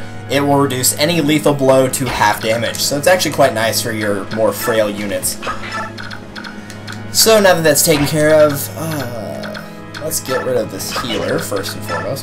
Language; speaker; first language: English; native; English